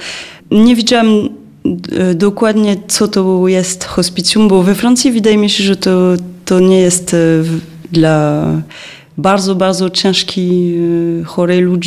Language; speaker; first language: Polish; non-native, fluent; French